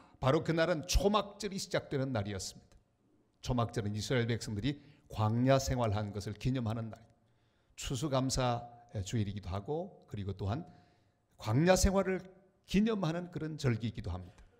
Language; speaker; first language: Korean; native; Korean